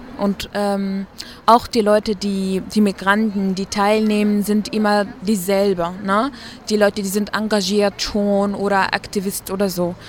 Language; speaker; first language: German; non-native, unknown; Arabic